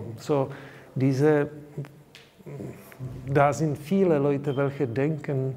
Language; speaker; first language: German; non-native, learner; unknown